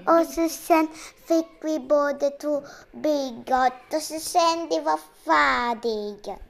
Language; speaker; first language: Swedish; early bilingual, other home language; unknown